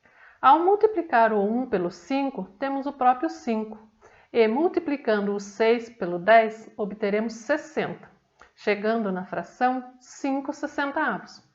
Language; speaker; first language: Portuguese; native; Portuguese